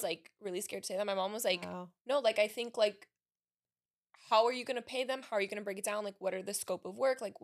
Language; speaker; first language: English; early bilingual, other home language; Spanish